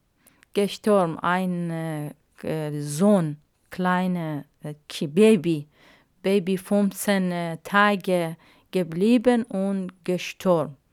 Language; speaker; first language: German; non-native, learner; Arabic